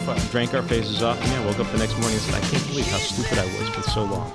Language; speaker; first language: English; native; English